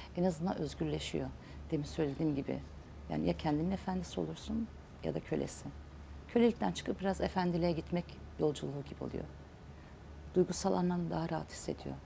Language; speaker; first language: Turkish; native; Turkish